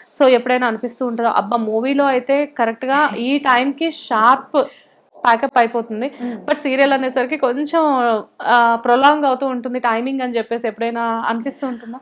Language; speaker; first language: Telugu; native; Telugu